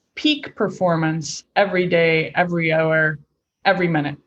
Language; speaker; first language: English; native; English